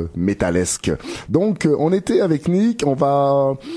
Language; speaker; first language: French; native; French